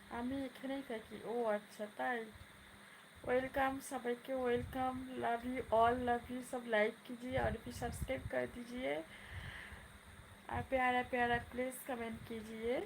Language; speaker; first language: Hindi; non-native, local second language; Bangla